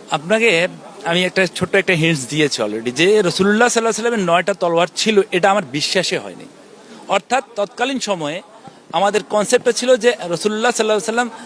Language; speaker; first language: Bangla; non-native, local second language; Urdu